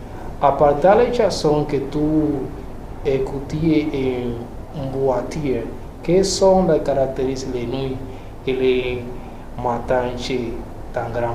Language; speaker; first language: French; non-native, learner; Spanish